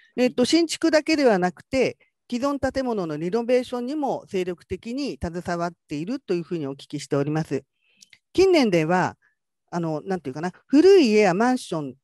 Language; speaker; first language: Japanese; native; Japanese